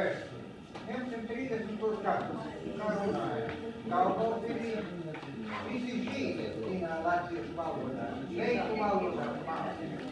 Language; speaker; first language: Latvian; non-native, local second language; Russian